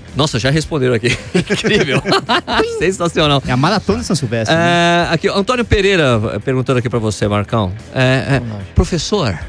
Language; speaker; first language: Portuguese; native; Portuguese